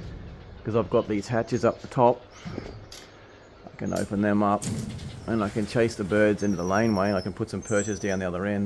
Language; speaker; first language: English; native; English